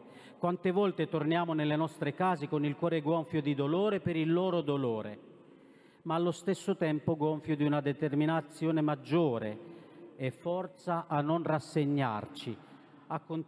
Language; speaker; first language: Italian; non-native, fluent; Romanian